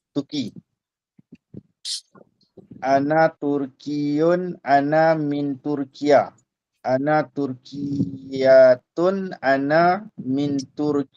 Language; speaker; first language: Arabic; non-native, learner; Malay